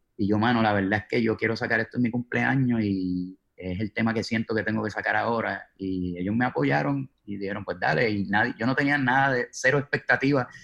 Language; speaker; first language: Spanish; native; Spanish